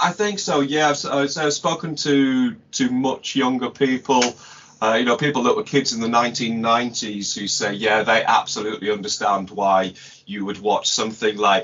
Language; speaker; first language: English; native; English